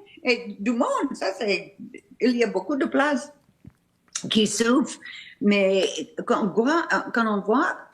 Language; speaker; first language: French; non-native, fluent; English